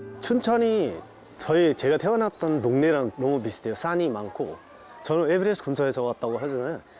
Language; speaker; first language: Korean; non-native, fluent; Sherpa